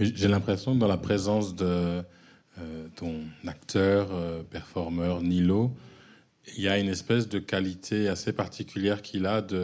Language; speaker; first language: French; native; French